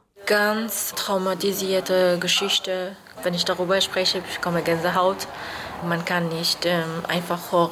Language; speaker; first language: German; non-native, fluent; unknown